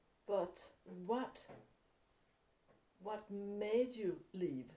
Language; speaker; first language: English; non-native, fluent; Danish